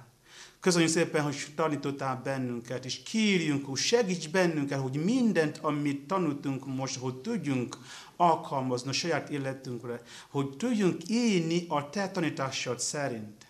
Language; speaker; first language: Hungarian; non-native, learner; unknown